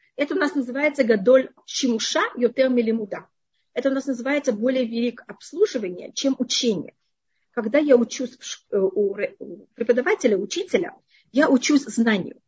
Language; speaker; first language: Russian; native; Russian